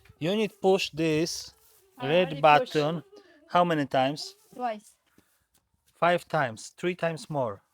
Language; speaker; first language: English; non-native, learner; Polish